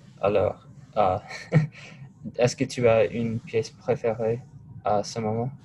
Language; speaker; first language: French; non-native, learner; English